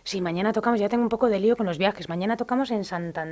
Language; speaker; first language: Spanish; native; Spanish